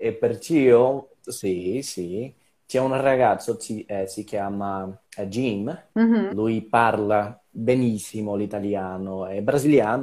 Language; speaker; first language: Italian; non-native, learner; Portuguese